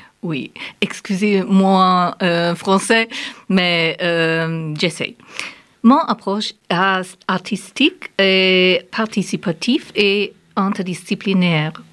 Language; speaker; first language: French; non-native, learner; German